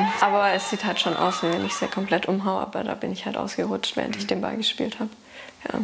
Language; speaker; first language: German; native; German